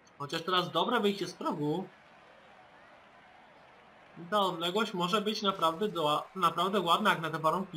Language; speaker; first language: Polish; native; Polish